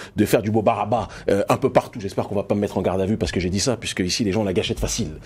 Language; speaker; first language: French; native; French